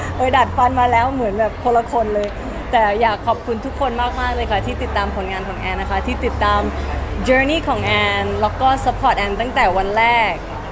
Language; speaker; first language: Thai; early bilingual, heritage; Thai